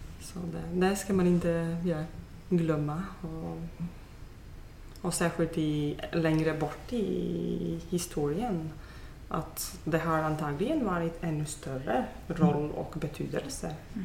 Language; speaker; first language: Swedish; non-native, fluent; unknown